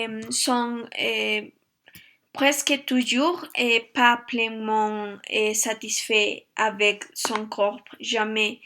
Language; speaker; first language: French; non-native, learner; Spanish